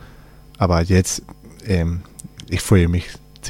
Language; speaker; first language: German; non-native, learner; Spanish